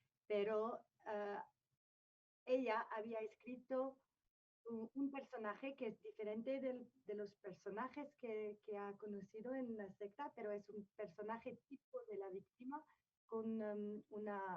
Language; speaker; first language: Spanish; non-native, fluent; French